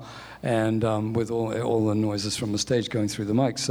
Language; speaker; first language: English; native; English